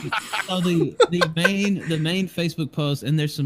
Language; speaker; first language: English; native; English